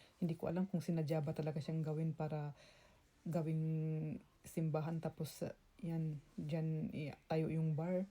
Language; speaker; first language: Filipino; non-native, local second language; Cebuano